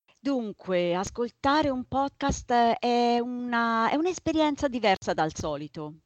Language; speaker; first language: Italian; native; Italian